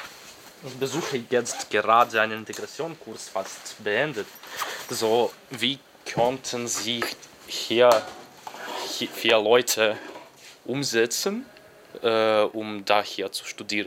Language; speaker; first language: German; non-native, learner; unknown